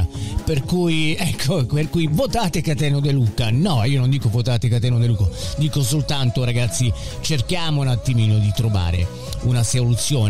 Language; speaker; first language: Italian; native; Italian